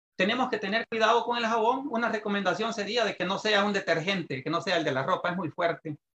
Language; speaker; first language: Spanish; native; Spanish